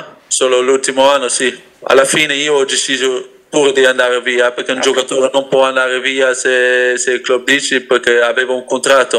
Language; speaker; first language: Italian; non-native, fluent; Dutch